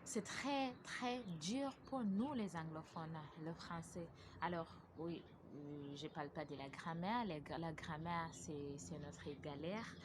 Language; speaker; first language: French; non-native, fluent; Ganda